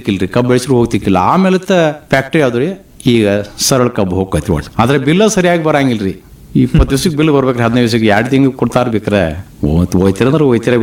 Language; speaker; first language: Kannada; native; Kannada